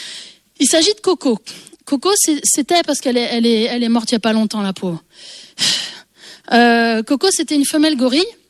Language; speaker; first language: French; native; French